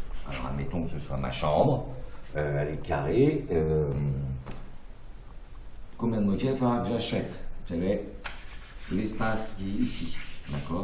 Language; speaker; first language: French; native; French